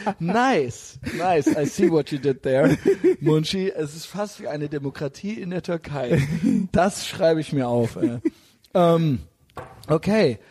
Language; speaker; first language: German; native; German